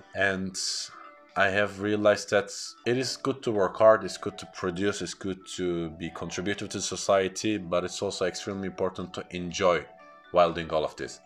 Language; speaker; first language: English; non-native, fluent; Turkish